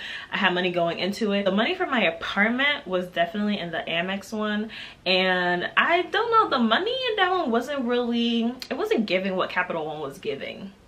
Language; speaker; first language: English; native; English